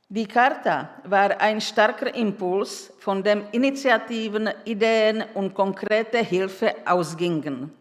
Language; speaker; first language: German; non-native, fluent; Czech